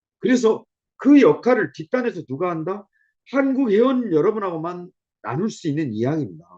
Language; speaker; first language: Korean; native; Korean